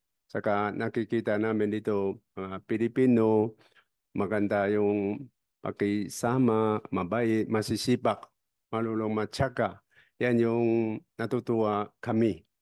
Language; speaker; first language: Filipino; non-native, learner; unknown